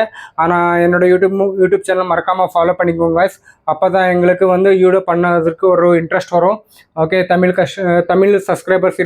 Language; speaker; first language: Tamil; non-native, learner; Telugu